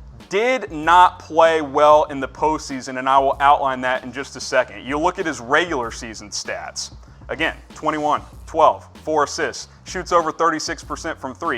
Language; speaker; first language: English; native; English